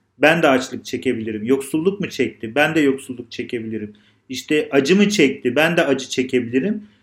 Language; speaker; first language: Turkish; native; Turkish